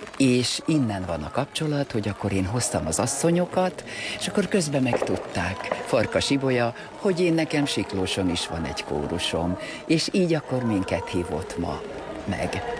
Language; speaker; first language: Hungarian; native; Hungarian